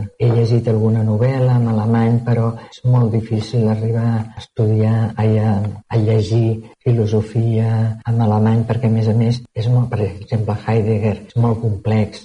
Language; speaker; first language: Catalan; native; Catalan